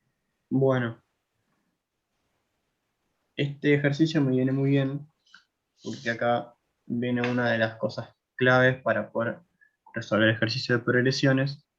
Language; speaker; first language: Spanish; native; Spanish